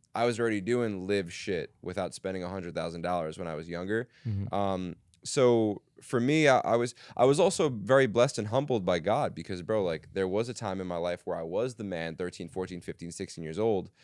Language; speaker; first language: English; native; English